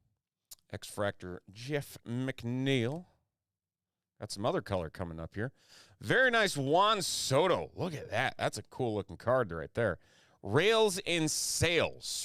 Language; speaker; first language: English; native; English